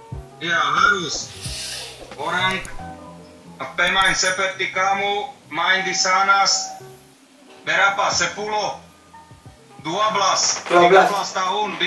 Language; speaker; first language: Indonesian; non-native, learner; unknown